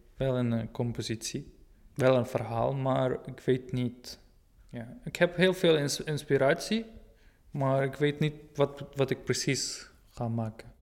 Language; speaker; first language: Dutch; non-native, fluent; Arabic